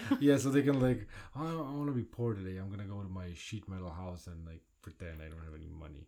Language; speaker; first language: English; non-native, fluent; Polish